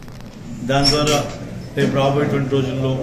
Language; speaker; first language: Telugu; native; Telugu